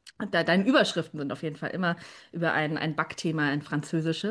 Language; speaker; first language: German; native; German